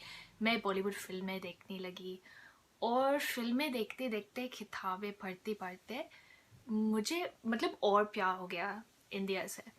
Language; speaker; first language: Hindi; non-native, fluent; English